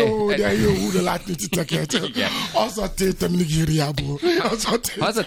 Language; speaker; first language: Hungarian; non-native, fluent; Yoruba